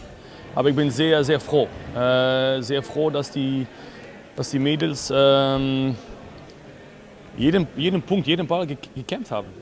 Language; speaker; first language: German; non-native, fluent; Dutch